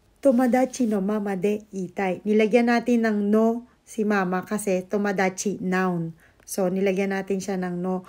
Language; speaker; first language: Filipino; native; Filipino